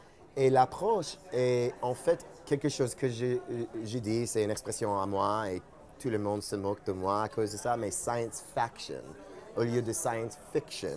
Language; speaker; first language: French; non-native, fluent; English